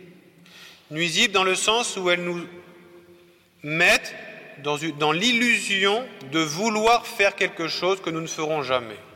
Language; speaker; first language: French; native; French